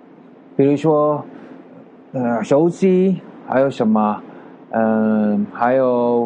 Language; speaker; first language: Chinese; non-native, learner; Filipino